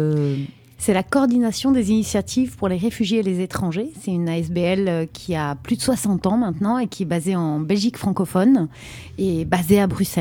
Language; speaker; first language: French; native; French